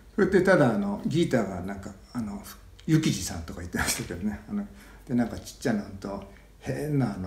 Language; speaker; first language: Japanese; native; Japanese